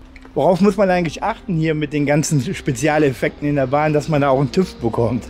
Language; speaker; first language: German; native; German